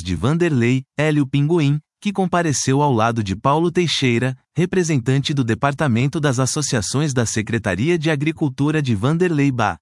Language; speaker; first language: Portuguese; native; Portuguese